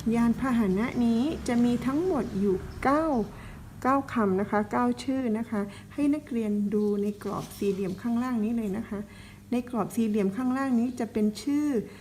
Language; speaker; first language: Thai; non-native, local second language; Pattani Malay